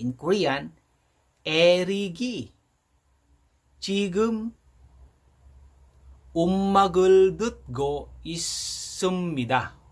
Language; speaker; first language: Korean; non-native, fluent; Filipino